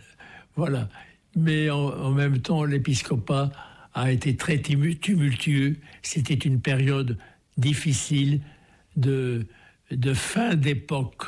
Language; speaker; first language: French; native; French